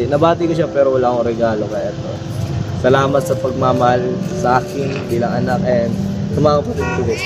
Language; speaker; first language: Filipino; non-native, local second language; Bikol